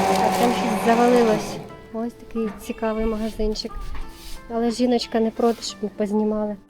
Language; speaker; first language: Ukrainian; native; Ukrainian